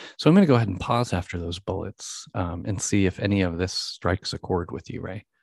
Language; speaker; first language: English; native; English